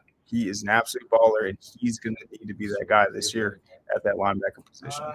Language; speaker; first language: English; native; English